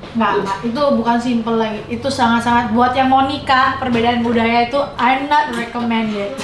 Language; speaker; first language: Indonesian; native; Indonesian